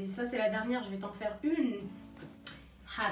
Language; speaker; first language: French; native; French